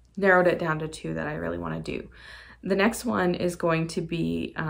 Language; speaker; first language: English; native; English